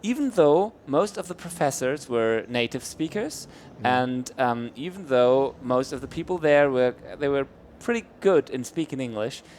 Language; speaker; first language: English; non-native, fluent; German